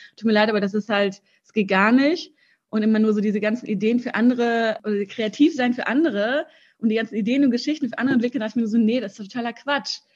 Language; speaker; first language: German; early bilingual, other home language; Russian